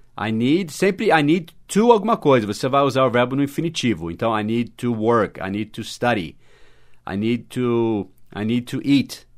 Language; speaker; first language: Portuguese; non-native, fluent; English